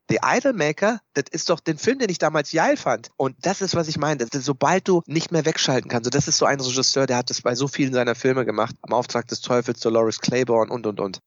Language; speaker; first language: German; early bilingual, other home language; Turkish